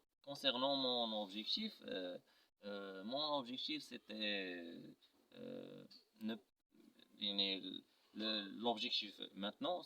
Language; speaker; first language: French; non-native, local second language; Arabic